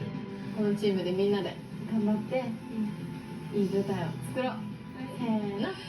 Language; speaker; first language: Japanese; native; Japanese